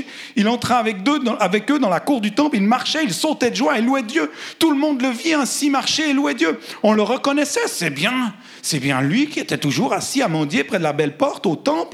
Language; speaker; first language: French; native; French